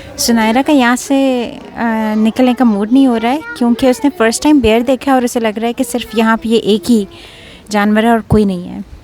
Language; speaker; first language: Urdu; native; Urdu